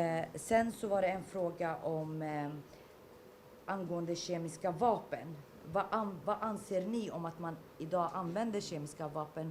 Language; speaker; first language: Swedish; non-native, fluent; Kurdish